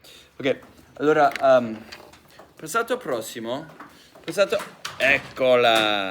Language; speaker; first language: Italian; non-native, fluent; English